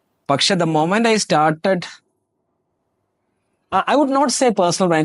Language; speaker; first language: English; non-native, local second language; Malayalam